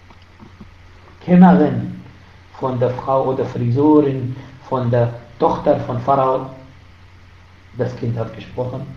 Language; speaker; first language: German; non-native, fluent; Arabic